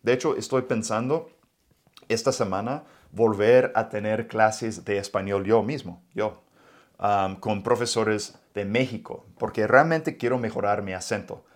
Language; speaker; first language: Spanish; non-native, fluent; English